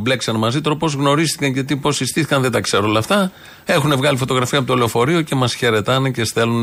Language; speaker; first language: Greek; native; Greek